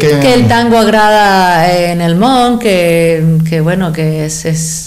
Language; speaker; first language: Catalan; non-native, fluent; Spanish